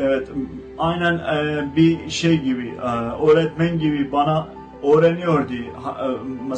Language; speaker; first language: Turkish; non-native, fluent; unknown